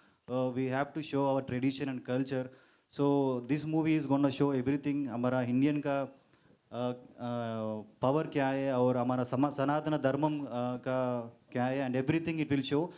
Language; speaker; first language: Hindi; non-native, local second language; Telugu